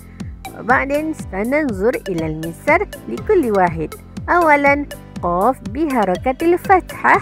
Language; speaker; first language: Arabic; non-native, fluent; Malay